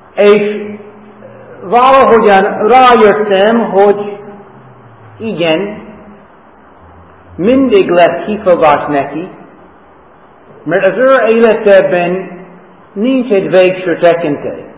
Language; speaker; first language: Hungarian; non-native, learner; English